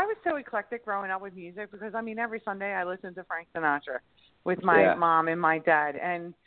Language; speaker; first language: English; native; English